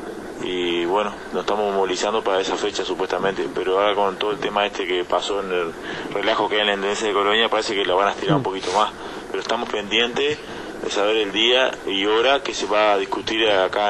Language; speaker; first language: Spanish; native; Spanish